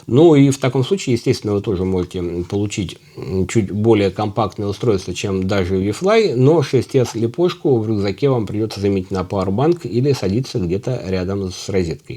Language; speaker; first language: Russian; native; Russian